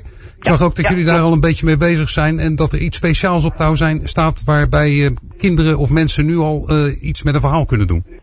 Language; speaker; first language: Dutch; native; Dutch